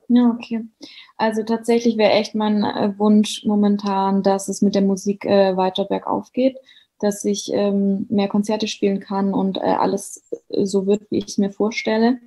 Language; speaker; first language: German; native; German